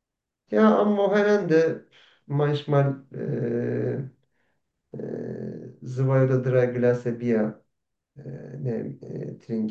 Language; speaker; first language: German; non-native, learner; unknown